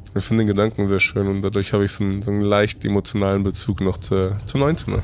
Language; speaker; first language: German; non-native, fluent; Spanish